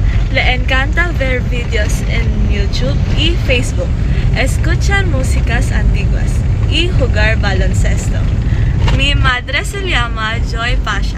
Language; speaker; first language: Spanish; non-native, learner; Filipino